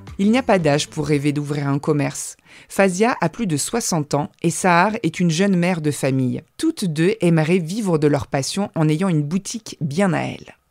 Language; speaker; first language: French; native; French